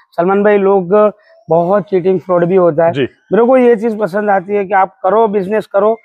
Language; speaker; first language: Hindi; non-native, local second language; Gujarati